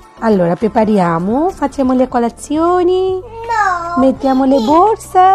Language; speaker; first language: Italian; non-native, learner; Bangla